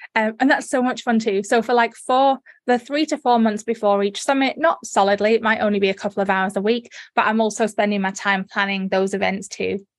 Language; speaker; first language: English; native; English